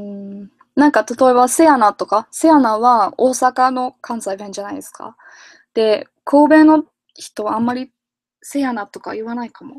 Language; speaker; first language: Japanese; non-native, fluent; English